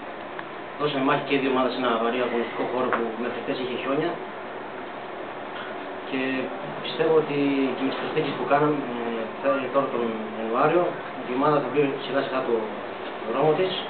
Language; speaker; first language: Greek; non-native, fluent; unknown